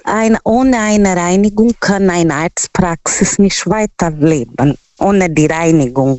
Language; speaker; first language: German; non-native, learner; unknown